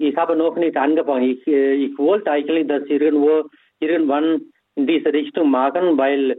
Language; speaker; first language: German; non-native, fluent; Tamil